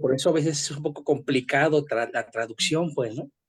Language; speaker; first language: Spanish; native; Spanish